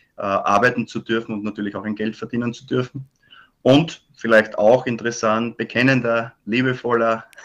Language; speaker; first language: German; native; German